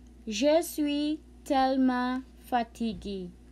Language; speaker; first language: French; non-native, learner; Cebuano